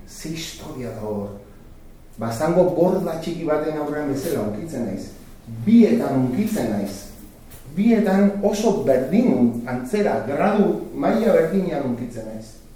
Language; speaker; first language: Basque; non-native, local second language; Spanish